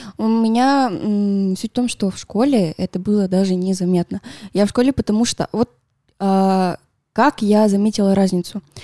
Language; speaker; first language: Russian; non-native, fluent; Spanish